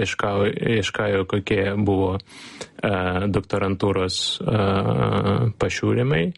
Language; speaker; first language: Lithuanian; non-native, learner; Ukrainian